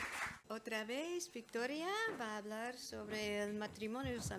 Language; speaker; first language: Spanish; non-native, fluent; English